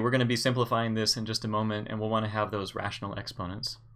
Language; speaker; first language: English; native; English